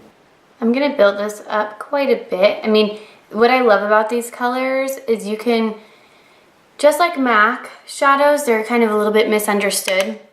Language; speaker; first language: English; native; English